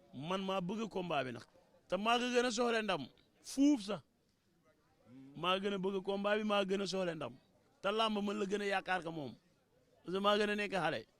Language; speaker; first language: Wolof; native; Wolof